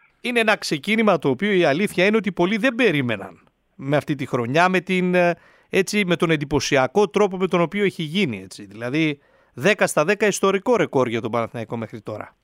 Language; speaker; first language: Greek; native; Greek